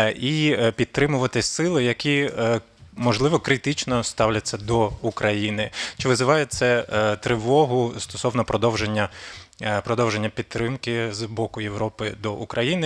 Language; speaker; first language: Ukrainian; non-native, local second language; Russian